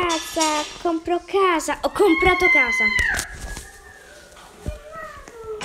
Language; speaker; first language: Italian; native; Italian